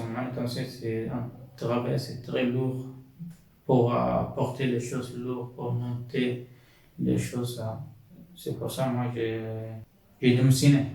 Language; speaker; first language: French; non-native, fluent; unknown